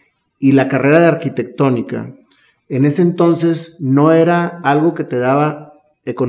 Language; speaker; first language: Spanish; native; Spanish